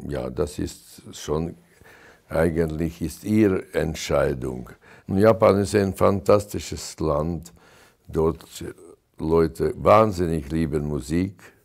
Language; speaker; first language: German; non-native, fluent; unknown